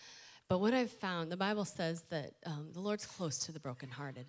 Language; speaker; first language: English; native; English